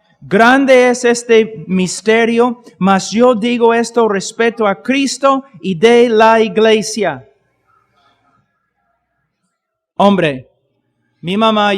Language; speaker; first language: Spanish; non-native, fluent; English